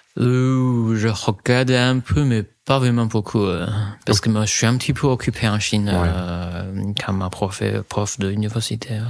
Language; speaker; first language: French; non-native, fluent; Chinese